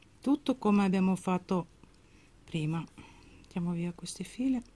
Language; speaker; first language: Italian; non-native, fluent; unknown